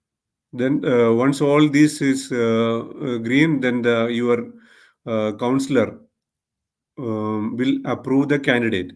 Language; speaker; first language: English; non-native, local second language; Malayalam